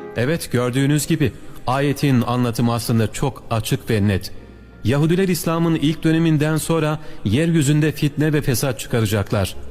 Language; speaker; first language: Turkish; native; Turkish